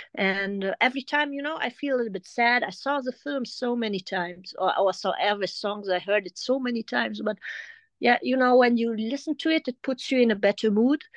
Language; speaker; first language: English; non-native, fluent; German